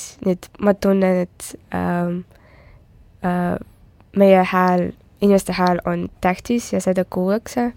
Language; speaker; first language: Estonian; non-native, local second language; Russian